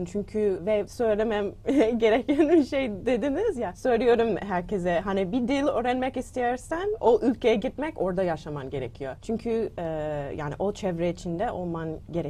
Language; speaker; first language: Turkish; non-native, learner; English